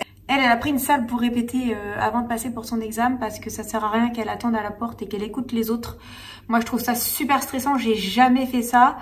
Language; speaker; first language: French; native; French